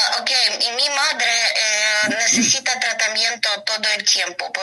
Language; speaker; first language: Spanish; non-native, learner; Ukrainian